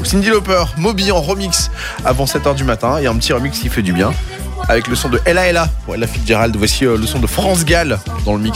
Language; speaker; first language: French; native; French